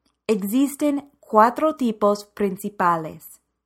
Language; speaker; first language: Spanish; non-native, fluent; English